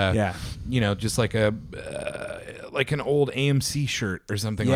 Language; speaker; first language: English; native; English